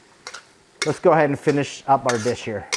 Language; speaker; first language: English; native; English